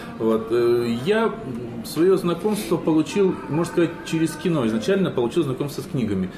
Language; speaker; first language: Russian; native; Russian